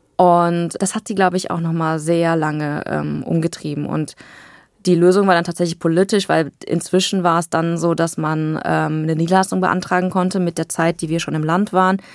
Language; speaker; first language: German; native; German